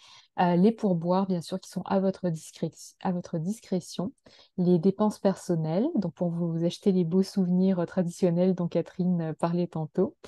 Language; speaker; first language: French; native; French